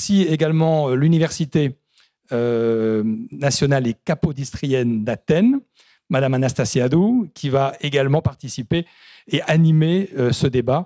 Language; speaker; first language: French; native; French